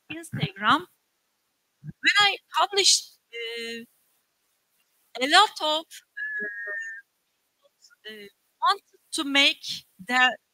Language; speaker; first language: English; non-native, learner; Turkish